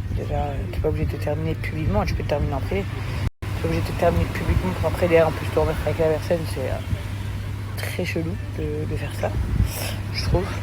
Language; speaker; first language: French; early bilingual, other home language; English